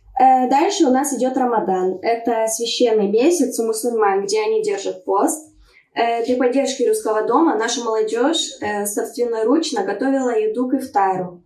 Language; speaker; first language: Russian; early bilingual, heritage; Russian